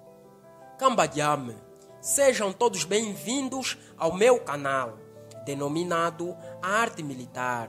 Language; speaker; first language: Portuguese; native; Portuguese